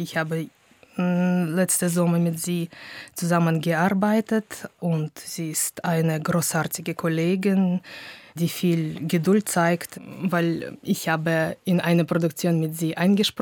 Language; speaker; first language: German; non-native, fluent; Russian